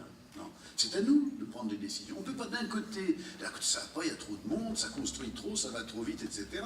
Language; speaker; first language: French; native; French